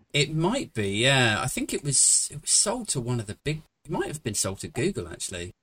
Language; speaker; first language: English; native; English